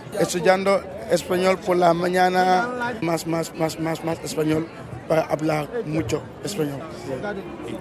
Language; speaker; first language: Spanish; non-native, learner; Wolof